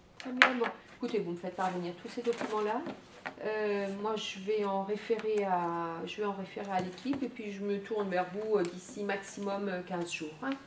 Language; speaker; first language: French; native; French